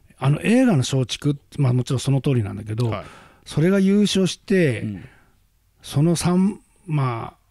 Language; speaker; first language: Japanese; native; Japanese